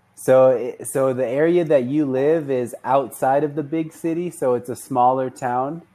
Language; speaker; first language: English; native; English